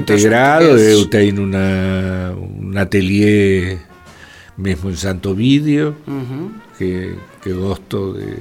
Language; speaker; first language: Portuguese; non-native, fluent; Spanish